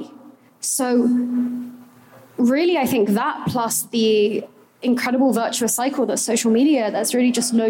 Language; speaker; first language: English; native; English